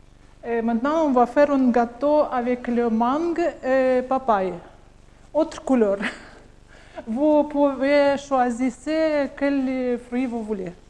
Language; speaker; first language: French; non-native, learner; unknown